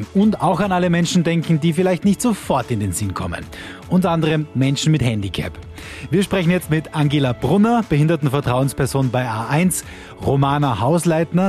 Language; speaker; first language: German; native; German